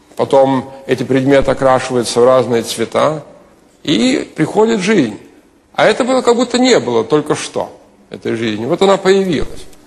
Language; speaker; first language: Russian; non-native, local second language; Lithuanian